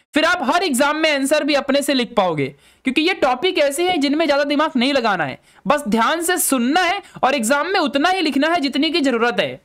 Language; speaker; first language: Hindi; native; Hindi